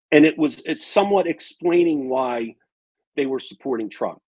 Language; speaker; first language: English; native; English